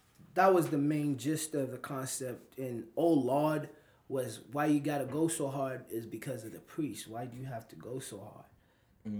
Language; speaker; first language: English; non-native, local second language; Ganda